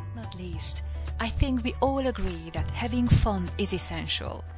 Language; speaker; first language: English; non-native, fluent; Hungarian